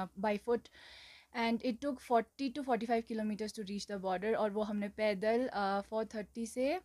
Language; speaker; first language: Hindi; non-native, local second language; Nepali